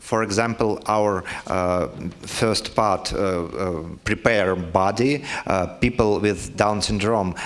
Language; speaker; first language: English; non-native, learner; Russian